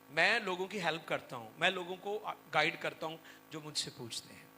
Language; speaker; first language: Hindi; non-native, local second language; Punjabi